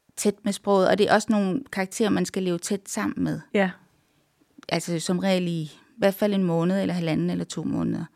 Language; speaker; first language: Danish; native; Danish